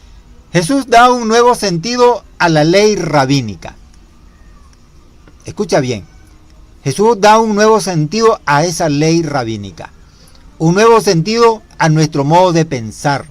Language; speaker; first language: Spanish; native; Spanish